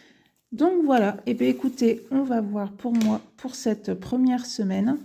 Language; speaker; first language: French; native; French